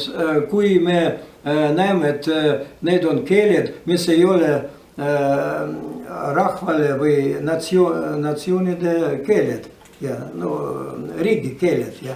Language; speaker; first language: Estonian; non-native, learner; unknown